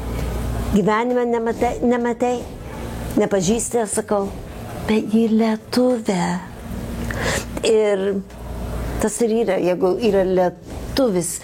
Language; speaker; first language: Lithuanian; early bilingual, heritage; Lithuanian